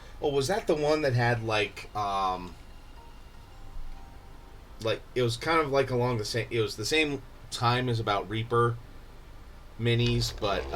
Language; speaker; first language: English; native; English